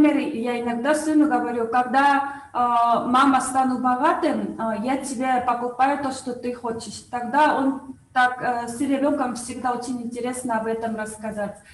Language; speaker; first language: Russian; non-native, learner; Korean